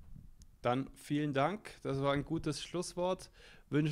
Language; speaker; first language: German; native; German